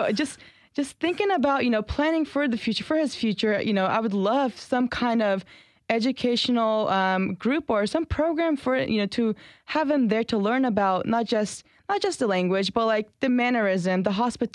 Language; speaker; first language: English; early bilingual, other home language; Kurdish